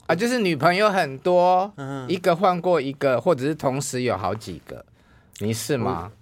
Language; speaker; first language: Chinese; native; Chinese